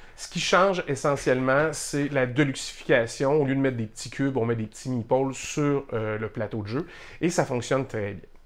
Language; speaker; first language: French; native; French